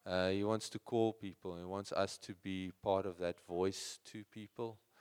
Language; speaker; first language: English; non-native, local second language; Afrikaans